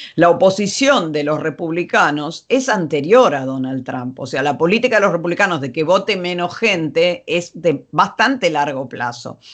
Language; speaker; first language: Spanish; non-native, fluent; Dutch